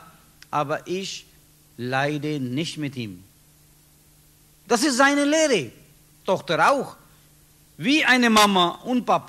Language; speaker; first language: German; non-native, learner; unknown